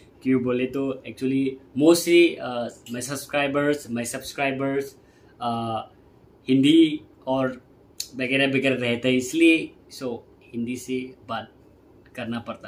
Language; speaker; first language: Hindi; non-native, local second language; Kok Borok